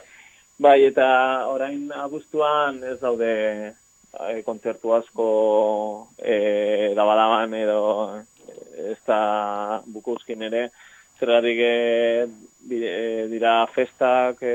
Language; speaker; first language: Basque; non-native, local second language; Spanish